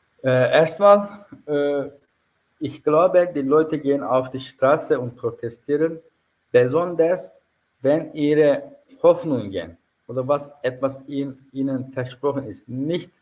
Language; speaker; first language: German; non-native, fluent; Turkish